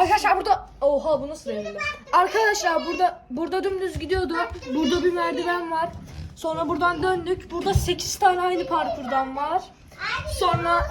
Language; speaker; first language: Turkish; early bilingual, heritage; Turkish